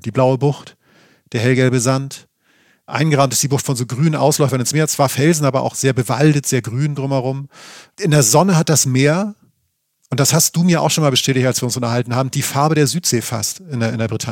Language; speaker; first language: German; native; German